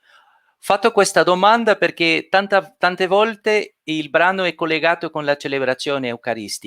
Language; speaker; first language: Italian; non-native, fluent; Portuguese